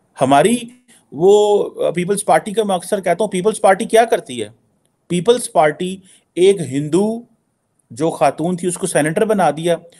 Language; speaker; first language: Urdu; native; Urdu